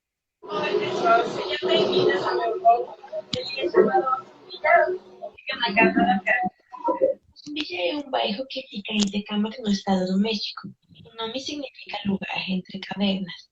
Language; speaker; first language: Portuguese; non-native, fluent; Spanish